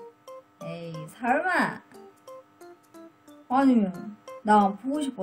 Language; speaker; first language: Korean; non-native, learner; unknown